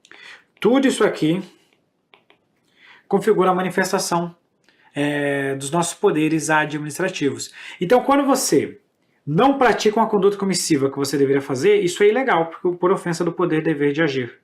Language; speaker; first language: Portuguese; native; Portuguese